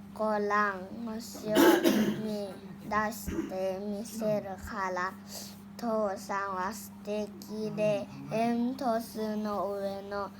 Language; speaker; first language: Japanese; non-native, learner; Thai